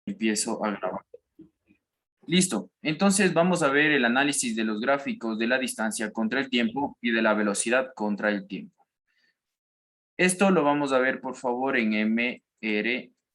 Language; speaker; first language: Spanish; native; Spanish